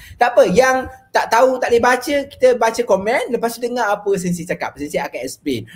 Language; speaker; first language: Malay; native; Malay